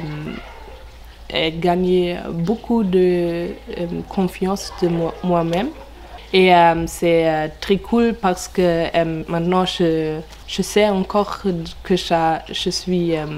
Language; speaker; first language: French; non-native, learner; German